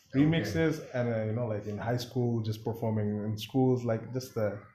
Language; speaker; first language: English; non-native, local second language; Bangla